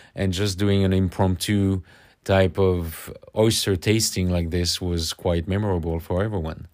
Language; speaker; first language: English; non-native, fluent; French